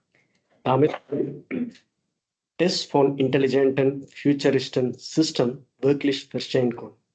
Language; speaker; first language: German; non-native, fluent; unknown